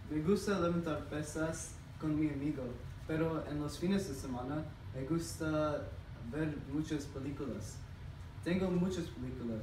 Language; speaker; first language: Spanish; non-native, learner; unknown